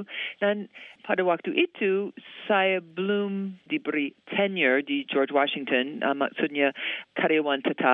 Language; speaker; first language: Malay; non-native, fluent; English